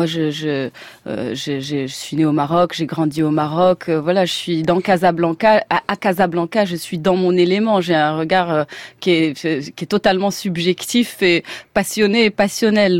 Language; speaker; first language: French; non-native, local second language; Arabic